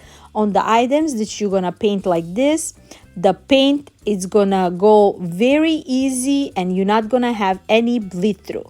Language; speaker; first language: English; non-native, fluent; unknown